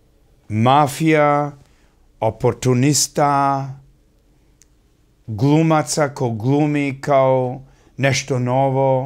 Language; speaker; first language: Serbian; early bilingual, heritage; English